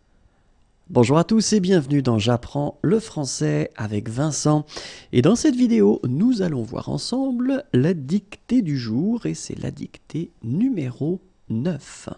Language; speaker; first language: French; native; French